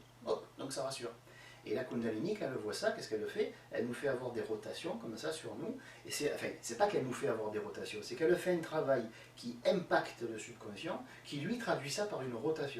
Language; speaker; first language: French; native; French